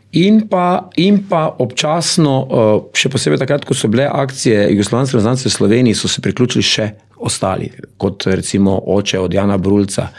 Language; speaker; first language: Slovenian; native; Slovenian